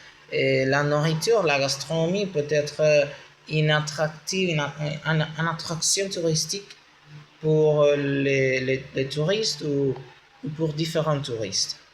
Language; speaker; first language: French; non-native, learner; Spanish